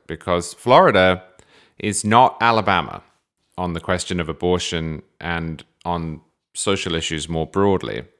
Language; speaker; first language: English; native; English